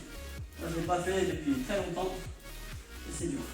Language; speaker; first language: French; native; French